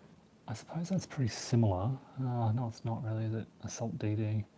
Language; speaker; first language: English; native; English